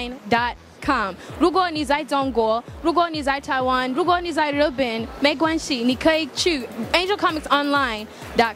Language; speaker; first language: Chinese; non-native, learner; English